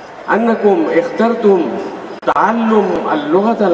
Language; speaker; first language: Arabic; non-native, fluent; Urdu